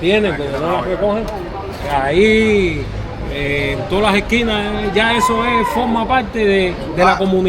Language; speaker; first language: Spanish; native; Spanish